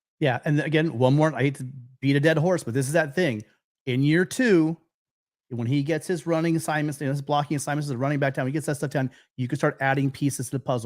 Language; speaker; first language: English; native; English